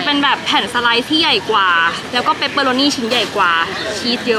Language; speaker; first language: Thai; native; Thai